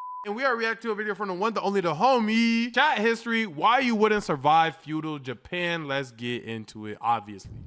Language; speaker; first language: English; native; English